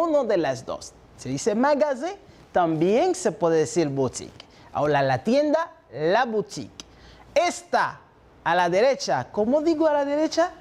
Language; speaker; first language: Spanish; non-native, fluent; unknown